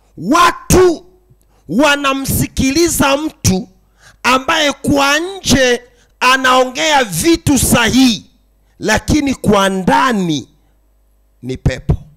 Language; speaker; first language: Swahili; native; Swahili